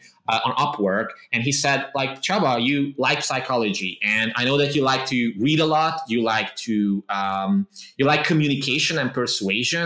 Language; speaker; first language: English; non-native, fluent; Romanian